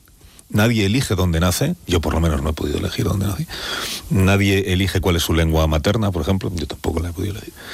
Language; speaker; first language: Spanish; native; Spanish